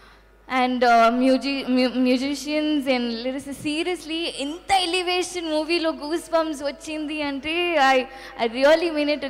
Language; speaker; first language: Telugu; non-native, local second language; Tamil